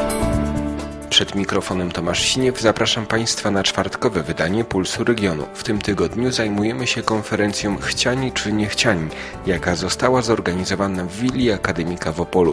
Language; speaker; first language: Polish; native; Polish